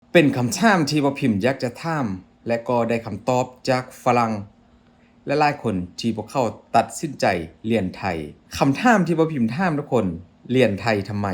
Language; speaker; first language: Thai; non-native, local second language; Northeastern Thai